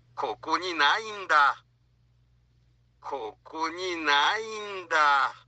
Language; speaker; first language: Japanese; non-native, learner; English